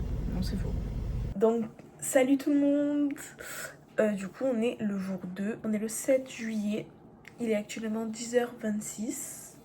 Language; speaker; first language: French; native; French